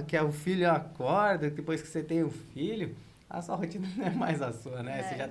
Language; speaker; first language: Portuguese; native; Portuguese